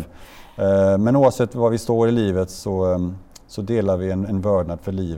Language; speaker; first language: Swedish; native; Swedish